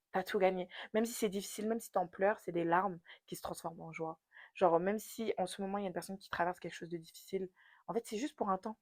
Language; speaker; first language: French; native; French